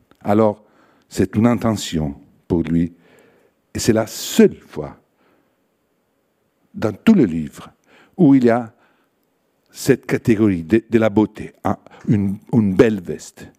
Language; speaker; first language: French; non-native, fluent; Italian